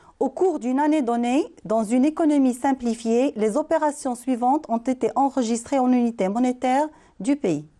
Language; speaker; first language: French; non-native, local second language; Arabic